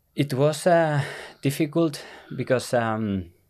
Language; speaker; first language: English; non-native, fluent; Spanish